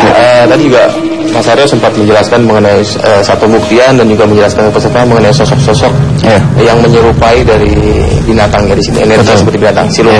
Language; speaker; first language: Indonesian; native; Indonesian